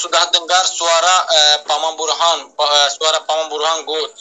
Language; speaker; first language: Indonesian; non-native, learner; Turkish